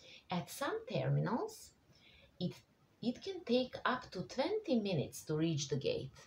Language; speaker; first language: English; non-native, fluent; Serbian